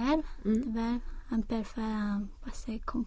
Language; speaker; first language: French; non-native, learner; Spanish